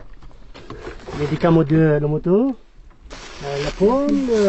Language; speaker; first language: French; non-native, learner; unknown